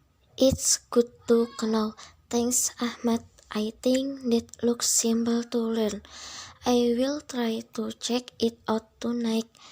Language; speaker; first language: English; non-native, learner; Indonesian